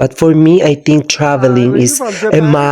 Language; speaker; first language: English; non-native, local second language; Filipino